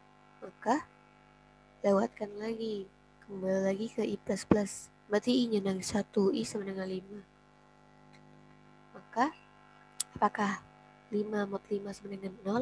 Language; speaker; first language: Indonesian; native; Indonesian